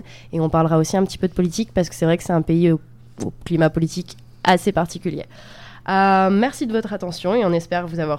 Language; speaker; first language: French; native; French